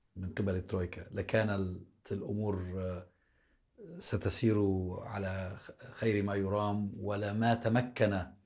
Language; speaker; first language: Arabic; native; Arabic